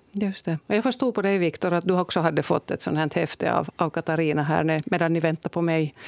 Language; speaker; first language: Swedish; native; Swedish